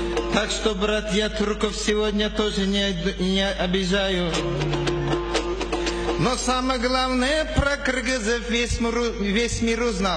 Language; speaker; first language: Russian; non-native, local second language; Kyrgyz